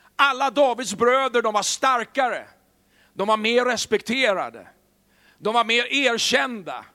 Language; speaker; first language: Swedish; native; Swedish